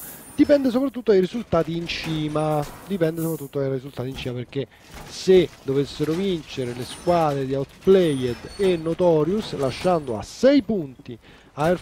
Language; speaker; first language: Italian; native; Italian